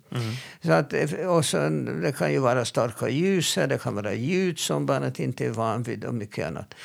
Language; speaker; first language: Swedish; non-native, fluent; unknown